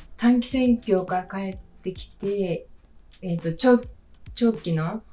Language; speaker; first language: Japanese; native; Japanese